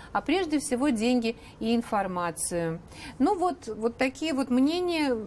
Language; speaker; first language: Russian; native; Russian